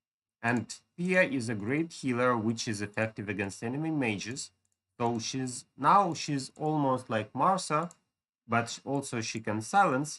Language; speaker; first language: English; non-native, fluent; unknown